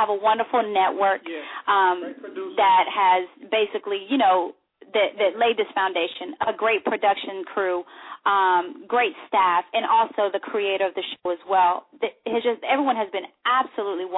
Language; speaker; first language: English; native; English